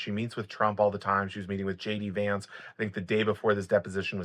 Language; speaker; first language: English; native; English